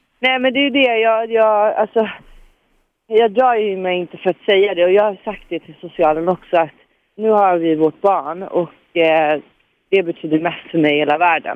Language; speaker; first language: Swedish; native; Swedish